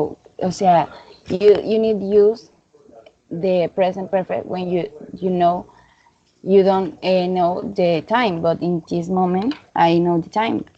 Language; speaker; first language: English; non-native, learner; Spanish